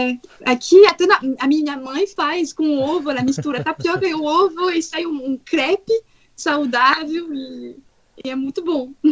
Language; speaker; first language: Portuguese; non-native, fluent; French